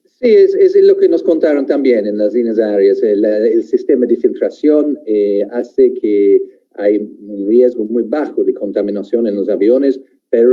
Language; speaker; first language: Spanish; non-native, fluent; English